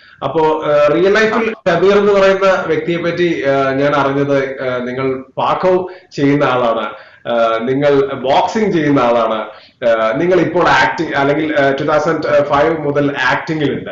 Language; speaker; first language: Malayalam; native; Malayalam